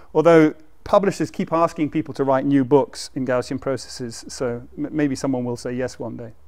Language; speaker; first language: English; native; English